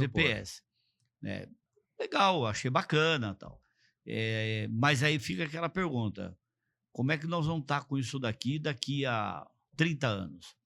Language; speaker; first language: Portuguese; native; Portuguese